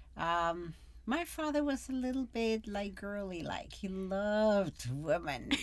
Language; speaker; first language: English; early bilingual, other home language; Spanish